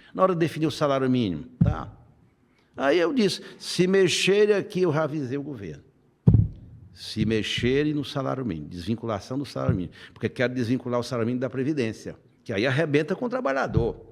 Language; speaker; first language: Portuguese; native; Portuguese